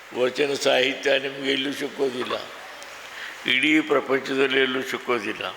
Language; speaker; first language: Kannada; native; Kannada